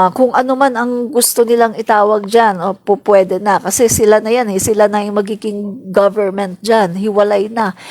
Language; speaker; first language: Filipino; non-native, local second language; Cebuano